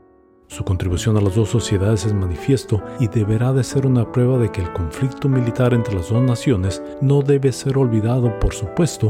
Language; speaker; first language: Spanish; native; Spanish